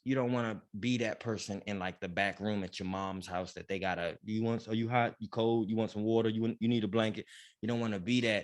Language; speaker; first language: English; native; English